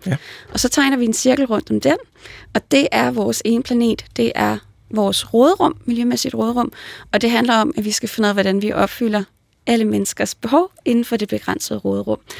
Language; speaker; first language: Danish; native; Danish